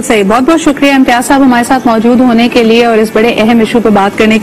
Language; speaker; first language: Urdu; native; Urdu